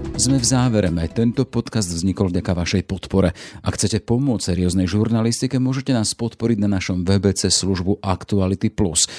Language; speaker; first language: Slovak; native; Slovak